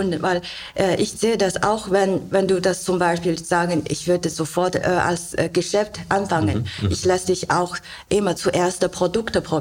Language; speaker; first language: German; non-native, learner; Chinese